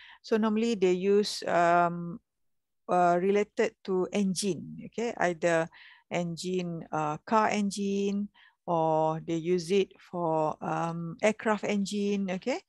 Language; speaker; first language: English; non-native, local second language; Malay